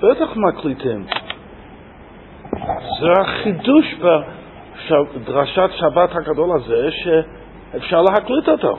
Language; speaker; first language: Hebrew; non-native, fluent; English